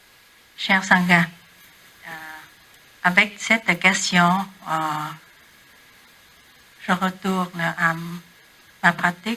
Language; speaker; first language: French; non-native, learner; Vietnamese